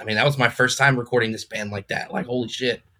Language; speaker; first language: English; native; English